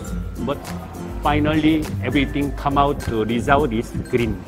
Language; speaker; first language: English; non-native, learner; Korean